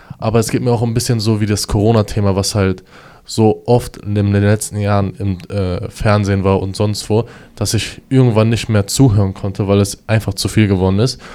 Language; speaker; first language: German; native; German